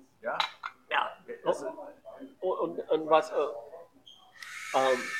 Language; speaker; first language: German; non-native, learner; English